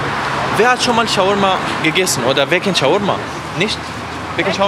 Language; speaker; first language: German; non-native, fluent; Arabic